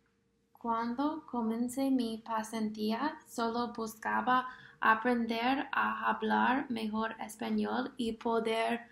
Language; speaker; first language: Spanish; non-native, fluent; English